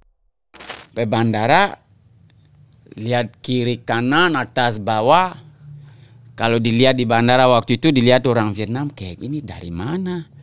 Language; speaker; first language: Indonesian; non-native, local second language; French